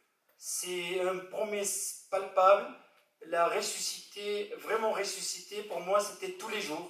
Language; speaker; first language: French; non-native, fluent; Arabic